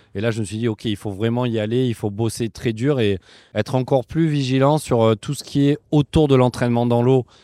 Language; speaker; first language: French; native; French